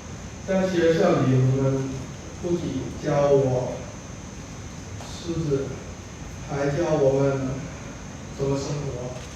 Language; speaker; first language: Chinese; non-native, learner; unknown